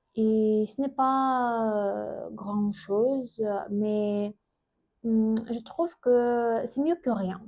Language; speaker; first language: French; non-native, learner; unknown